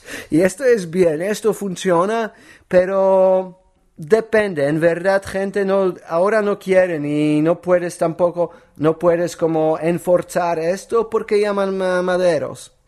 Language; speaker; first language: Spanish; non-native, learner; Polish